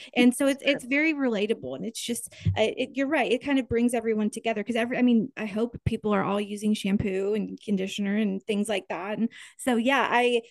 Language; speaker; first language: English; native; English